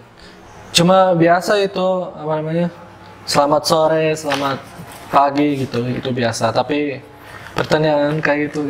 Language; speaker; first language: Indonesian; non-native, learner; Portuguese